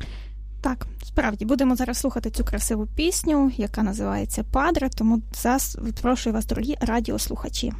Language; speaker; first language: Ukrainian; native; Ukrainian